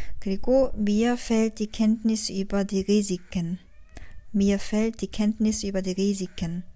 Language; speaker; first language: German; non-native, fluent; Korean